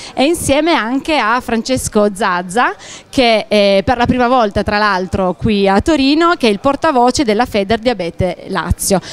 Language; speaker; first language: Italian; native; Italian